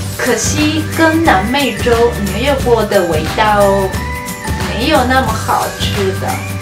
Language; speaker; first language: Chinese; non-native, fluent; Spanish